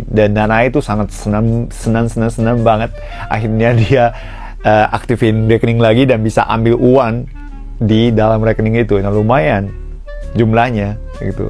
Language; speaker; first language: Indonesian; non-native, fluent; Japanese